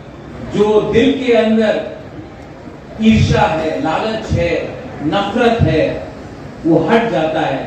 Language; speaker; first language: Hindi; non-native, local second language; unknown